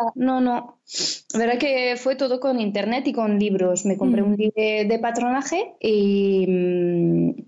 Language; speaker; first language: Spanish; non-native, fluent; French